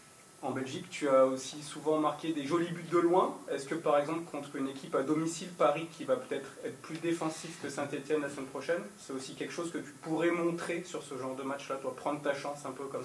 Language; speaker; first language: French; native; French